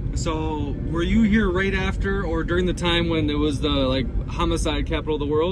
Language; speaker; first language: English; native; English